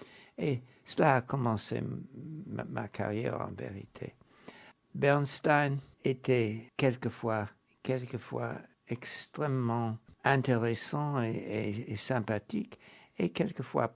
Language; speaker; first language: French; non-native, fluent; English